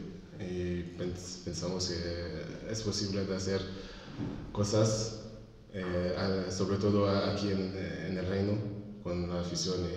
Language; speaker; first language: Spanish; non-native, fluent; French